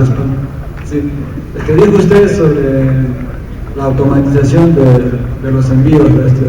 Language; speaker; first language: Spanish; native; Spanish